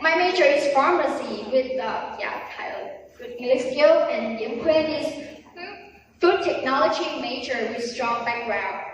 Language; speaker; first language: English; non-native, learner; Vietnamese